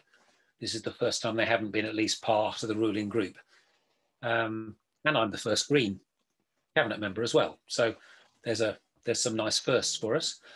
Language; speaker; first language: English; native; English